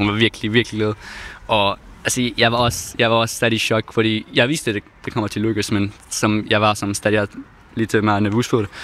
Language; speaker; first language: Danish; non-native, fluent; Persian